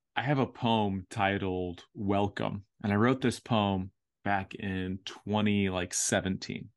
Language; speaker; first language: English; native; English